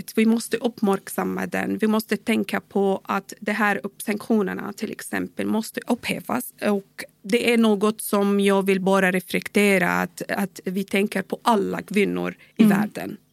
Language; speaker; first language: Swedish; non-native, fluent; Arabic